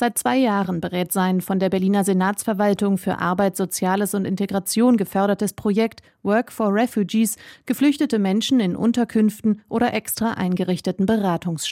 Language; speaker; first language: German; native; German